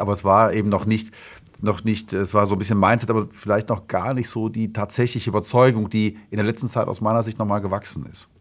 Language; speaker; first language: German; native; German